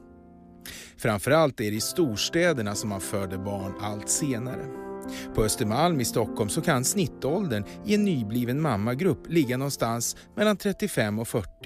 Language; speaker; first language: Swedish; native; Swedish